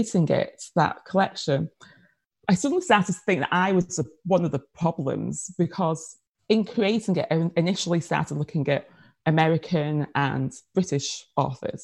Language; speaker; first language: English; native; English